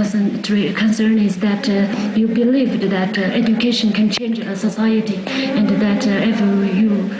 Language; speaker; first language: English; non-native, fluent; Tibetan